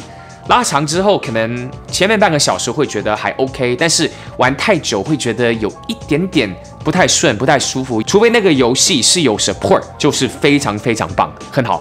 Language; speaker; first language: Chinese; early bilingual, heritage; English